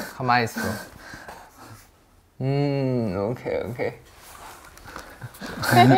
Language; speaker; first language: Korean; non-native, fluent; Thai